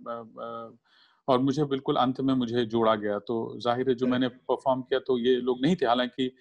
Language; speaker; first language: Hindi; native; Hindi